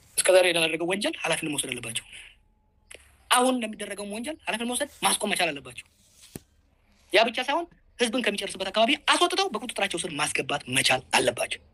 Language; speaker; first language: Amharic; non-native, local second language; Oromo